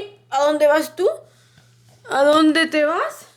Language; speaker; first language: Spanish; early bilingual, heritage; Spanish